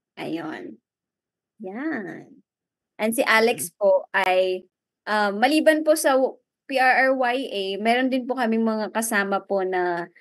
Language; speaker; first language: Filipino; native; Filipino